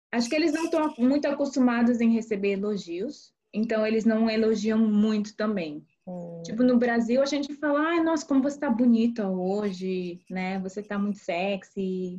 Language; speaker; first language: Portuguese; early bilingual, other home language; Korean